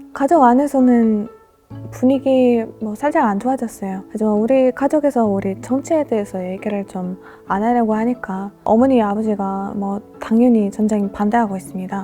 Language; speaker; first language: Korean; non-native, fluent; Russian